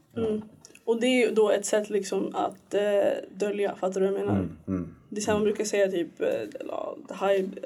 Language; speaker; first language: Swedish; early bilingual, other home language; Somali